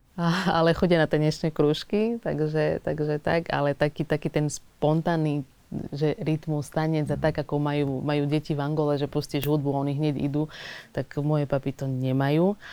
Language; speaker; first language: Slovak; early bilingual, other home language; Portuguese